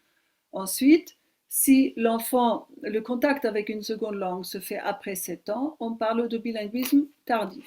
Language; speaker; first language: French; non-native, fluent; German